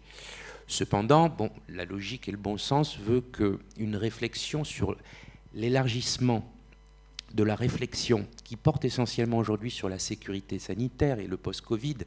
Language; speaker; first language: French; native; French